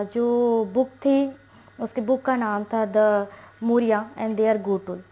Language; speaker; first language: Hindi; native; Hindi